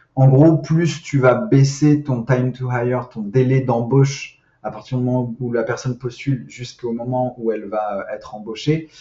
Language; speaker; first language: French; native; French